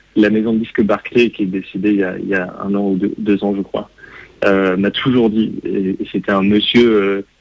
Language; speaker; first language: French; native; French